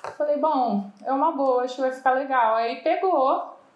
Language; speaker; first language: Portuguese; native; Portuguese